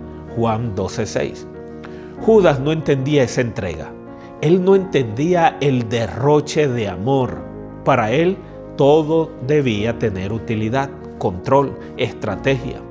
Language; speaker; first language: Spanish; native; Spanish